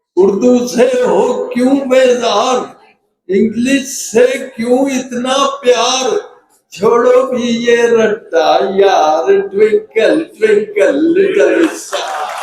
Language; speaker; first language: Urdu; non-native, local second language; Punjabi